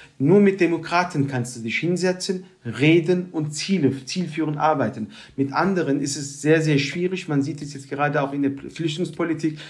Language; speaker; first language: German; early bilingual, other home language; Turkish